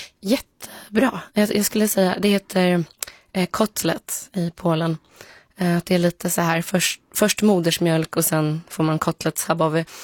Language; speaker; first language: Swedish; early bilingual, other home language; Polish